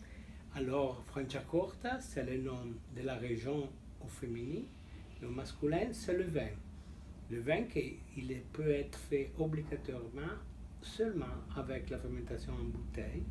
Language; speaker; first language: French; non-native, fluent; Italian